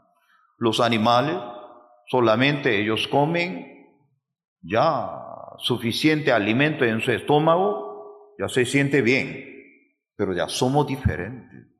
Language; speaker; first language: Spanish; non-native, fluent; Korean